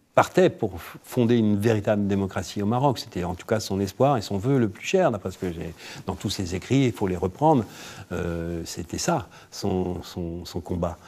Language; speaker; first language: French; native; French